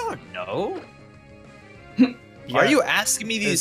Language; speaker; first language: English; native; English